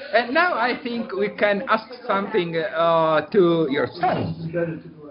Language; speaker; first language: English; non-native, learner; Italian